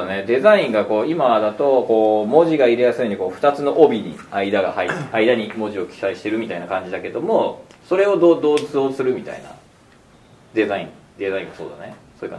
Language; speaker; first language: Japanese; native; Japanese